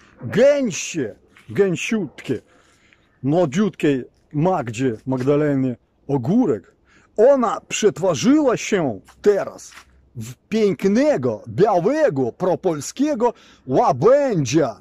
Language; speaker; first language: Polish; non-native, fluent; Ukrainian